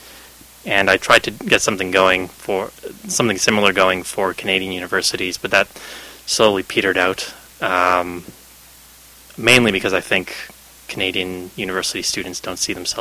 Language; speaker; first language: English; native; English